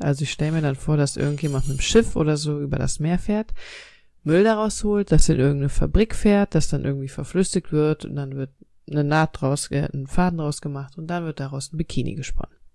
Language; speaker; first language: German; native; German